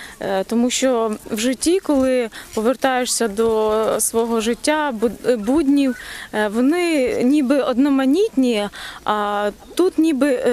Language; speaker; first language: Ukrainian; native; Ukrainian